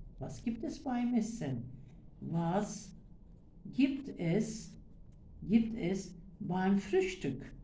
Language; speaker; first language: German; non-native, fluent; Turkish